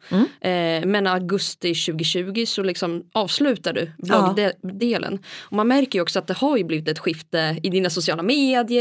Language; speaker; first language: Swedish; native; Swedish